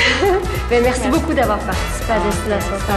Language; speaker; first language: French; native; French